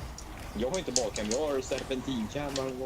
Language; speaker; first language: Swedish; native; Swedish